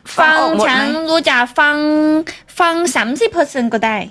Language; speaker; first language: Thai; non-native, learner; Chinese